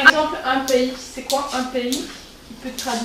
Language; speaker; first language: French; non-native, learner; Dutch